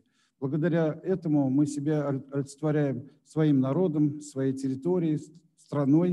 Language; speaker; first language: Russian; native; Russian